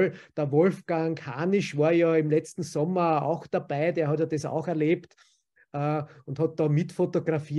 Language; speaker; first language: German; native; German